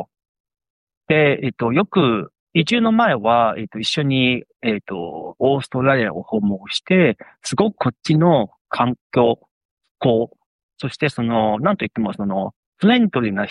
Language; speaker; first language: Japanese; non-native, fluent; Chinese